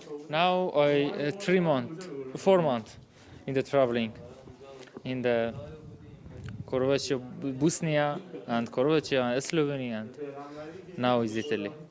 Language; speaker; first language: English; non-native, learner; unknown